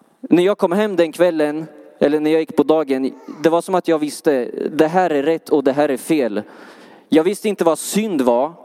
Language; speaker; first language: Swedish; native; Swedish